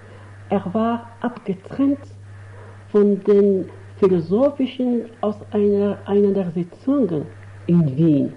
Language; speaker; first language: German; non-native, fluent; Arabic